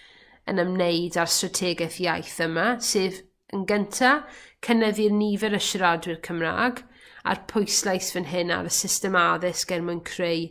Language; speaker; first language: Welsh; native; Welsh